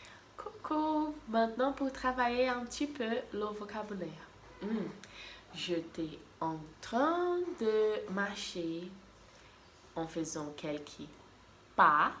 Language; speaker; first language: French; non-native, fluent; Portuguese